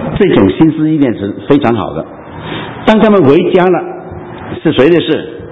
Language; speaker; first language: Chinese; non-native, local second language; Cantonese